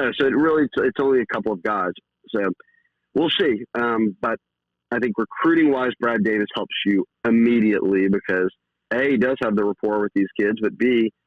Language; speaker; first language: English; native; English